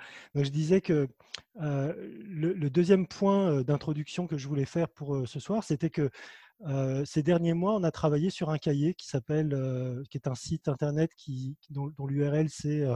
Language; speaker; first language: French; native; French